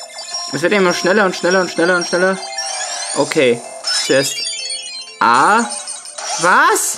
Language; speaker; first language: German; native; German